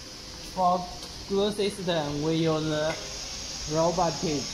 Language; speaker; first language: English; non-native, learner; Chinese